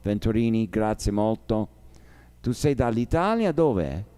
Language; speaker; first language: Italian; non-native, learner; English